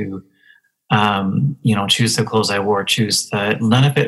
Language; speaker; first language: English; native; English